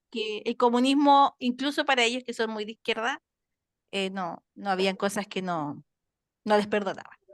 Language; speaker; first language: Spanish; native; Spanish